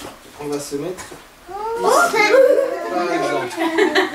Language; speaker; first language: French; native; French